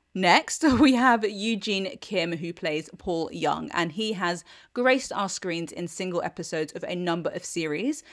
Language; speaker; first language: English; native; English